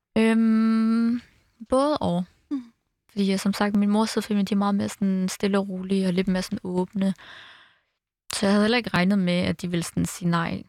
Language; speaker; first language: Danish; early bilingual, other home language; Arabic